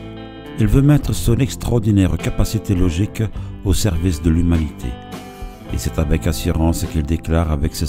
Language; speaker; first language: French; native; French